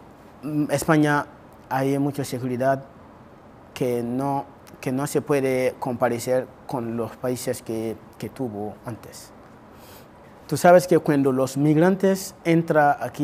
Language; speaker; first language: Spanish; non-native, fluent; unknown